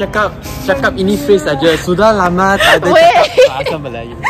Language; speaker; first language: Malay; non-native, local second language; Chinese